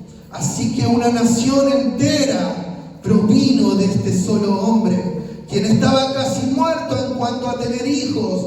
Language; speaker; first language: Spanish; native; Spanish